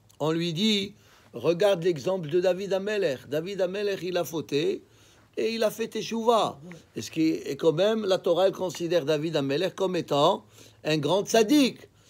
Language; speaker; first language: French; native; French